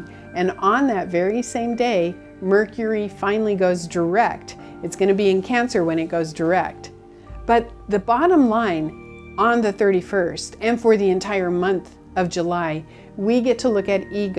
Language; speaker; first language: English; native; English